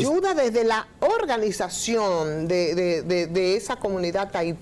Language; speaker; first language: Spanish; native; Spanish